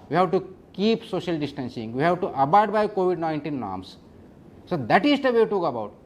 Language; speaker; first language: Hindi; non-native, local second language; Marathi